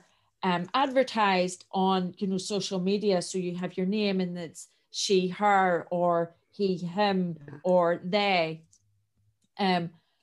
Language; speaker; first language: English; native; English